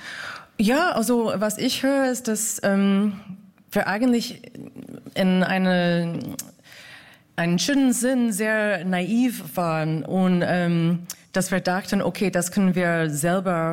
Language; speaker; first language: German; non-native, fluent; English